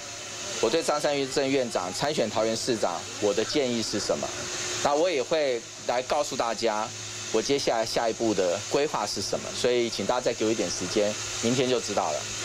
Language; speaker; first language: Chinese; native; Chinese